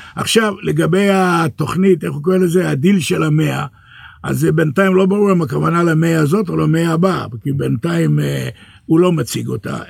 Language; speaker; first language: Hebrew; early bilingual, other home language; English